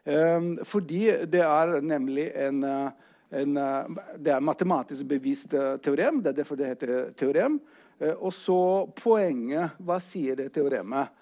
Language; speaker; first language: Norwegian; non-native, fluent; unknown